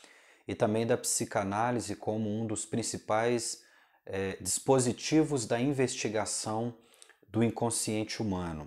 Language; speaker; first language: Portuguese; native; Portuguese